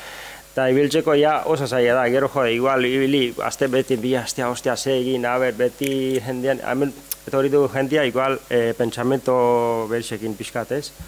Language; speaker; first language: Basque; non-native, learner; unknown